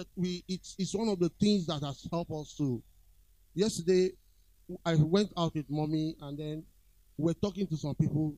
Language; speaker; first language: English; non-native, local second language; Yoruba